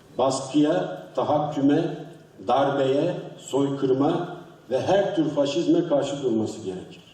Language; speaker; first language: Turkish; native; Turkish